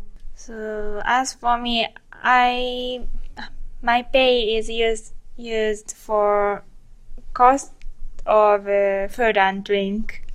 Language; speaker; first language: English; non-native, learner; Japanese